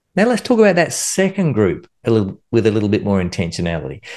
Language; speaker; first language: English; native; English